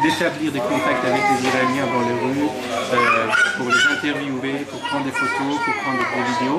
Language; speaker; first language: French; non-native, fluent; Persian